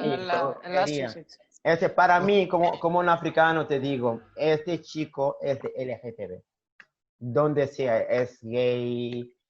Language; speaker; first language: Spanish; non-native, learner; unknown